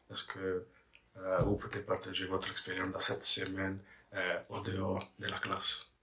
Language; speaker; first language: French; non-native, fluent; English